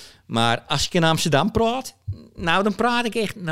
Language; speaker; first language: Dutch; native; Dutch